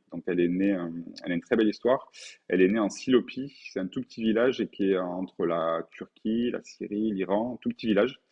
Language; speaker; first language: French; native; French